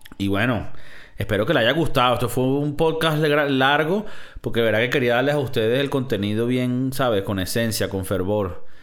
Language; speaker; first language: Spanish; native; Spanish